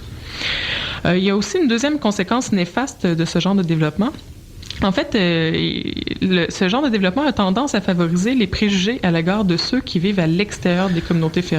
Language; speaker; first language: French; native; French